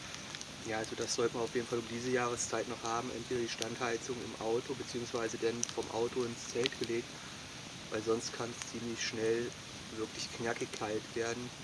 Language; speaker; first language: German; native; German